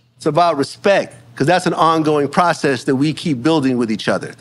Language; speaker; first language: English; native; English